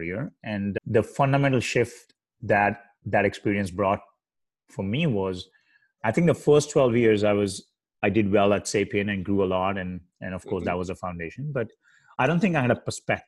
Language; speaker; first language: English; non-native, local second language; Hindi